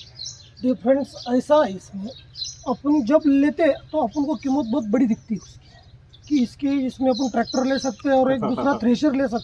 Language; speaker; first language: Hindi; non-native, local second language; Marathi